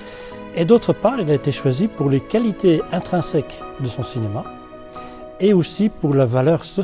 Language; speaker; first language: French; native; French